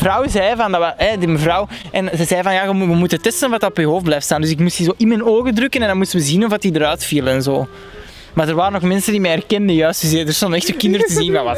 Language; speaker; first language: Dutch; native; Dutch